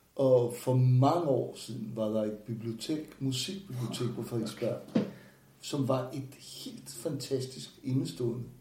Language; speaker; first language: Danish; non-native, fluent; Portuguese